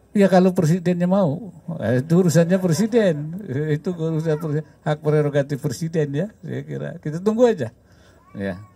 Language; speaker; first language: Indonesian; native; Indonesian